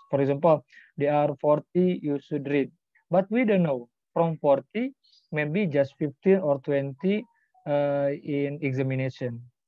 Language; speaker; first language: English; non-native, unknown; Indonesian